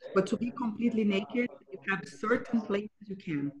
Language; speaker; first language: English; non-native, fluent; Portuguese